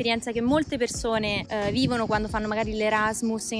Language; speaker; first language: Italian; native; Italian